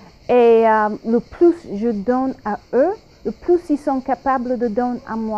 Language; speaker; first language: French; non-native, fluent; English